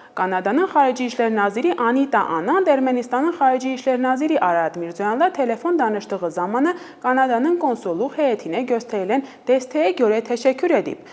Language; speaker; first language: Azerbaijani; non-native, fluent; Armenian